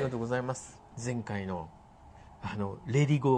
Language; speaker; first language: Japanese; native; Japanese